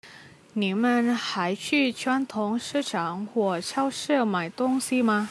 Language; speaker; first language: Chinese; non-native, learner; Indonesian